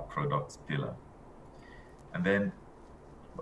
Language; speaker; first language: English; non-native, local second language; Igbo